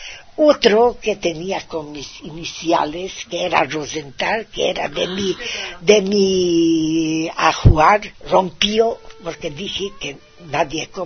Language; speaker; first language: Spanish; non-native, fluent; Hungarian